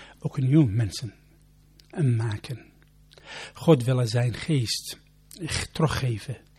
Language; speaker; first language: Dutch; non-native, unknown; Arabic